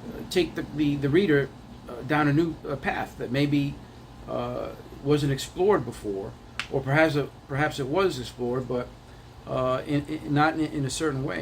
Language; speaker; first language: English; native; English